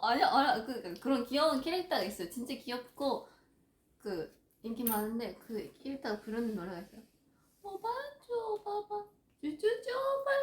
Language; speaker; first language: Korean; non-native, fluent; Japanese